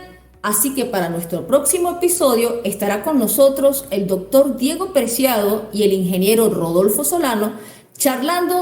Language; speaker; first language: Spanish; native; Spanish